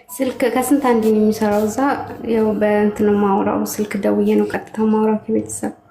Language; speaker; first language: Amharic; native; Amharic